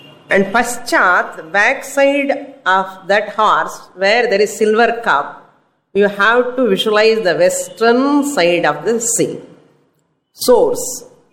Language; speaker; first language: English; non-native, local second language; Tamil